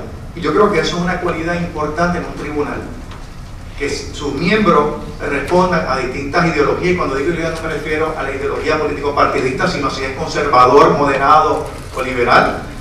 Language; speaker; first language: Spanish; native; Spanish